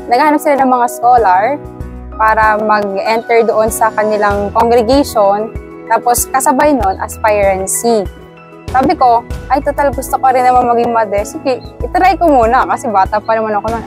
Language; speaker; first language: Filipino; native; Filipino